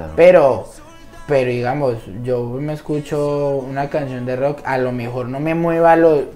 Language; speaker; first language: Spanish; native; Spanish